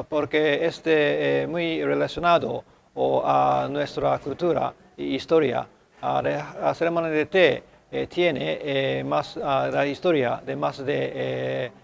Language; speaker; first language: Spanish; non-native, learner; Japanese